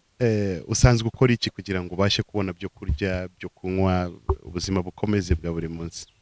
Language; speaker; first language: Kinyarwanda; native; Kinyarwanda